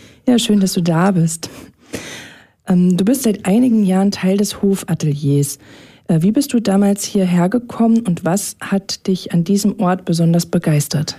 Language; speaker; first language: German; native; German